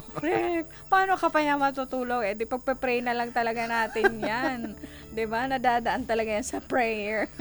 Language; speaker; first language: Filipino; non-native, local second language; Bikol